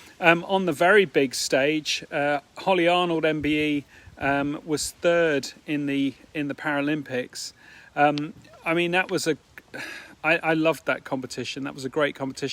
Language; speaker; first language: English; native; English